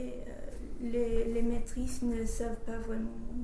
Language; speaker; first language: French; non-native, fluent; English